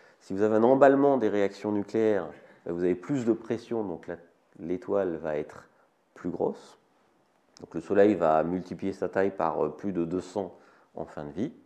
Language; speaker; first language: French; native; French